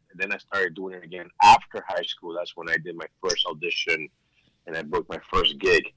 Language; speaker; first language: English; early bilingual, other home language; Spanish